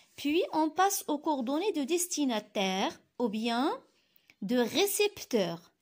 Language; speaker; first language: French; non-native, local second language; Arabic